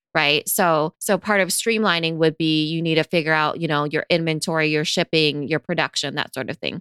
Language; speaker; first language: English; native; English